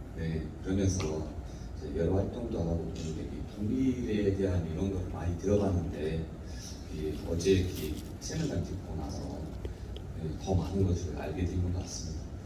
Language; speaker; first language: Korean; non-native, fluent; Mongolian